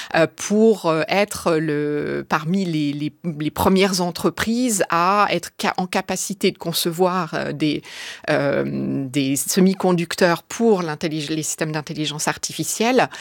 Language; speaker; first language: French; native; French